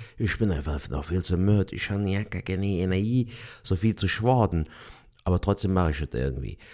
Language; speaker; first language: German; early bilingual, other home language; Turkish